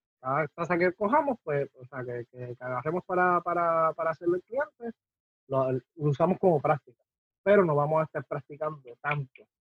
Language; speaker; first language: Spanish; native; Spanish